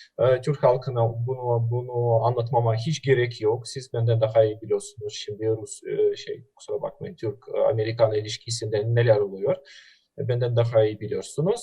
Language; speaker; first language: Turkish; non-native, fluent; Russian